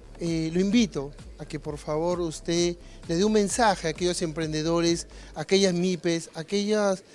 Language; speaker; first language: Spanish; native; Spanish